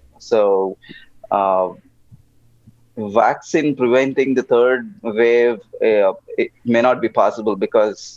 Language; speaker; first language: English; non-native, local second language; Telugu